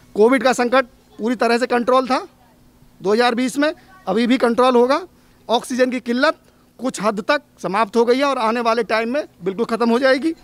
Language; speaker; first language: Hindi; native; Hindi